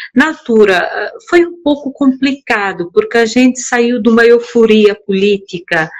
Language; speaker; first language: Portuguese; non-native, local second language; Kabuverdianu